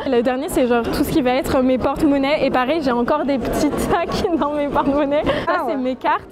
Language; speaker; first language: French; native; French